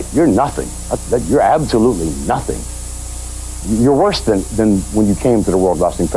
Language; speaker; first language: English; native; English